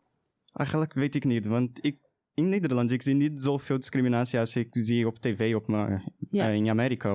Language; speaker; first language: Dutch; early bilingual, other home language; Portuguese